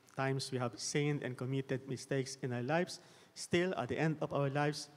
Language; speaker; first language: English; non-native, local second language; Filipino